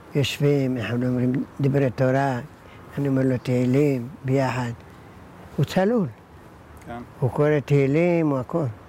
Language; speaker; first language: Hebrew; early bilingual, other home language; Arabic